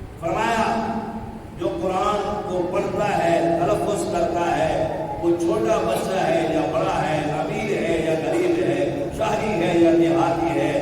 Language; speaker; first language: Urdu; native; Urdu